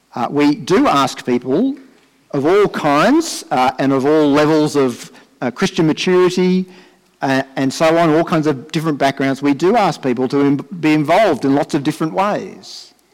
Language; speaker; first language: English; native; English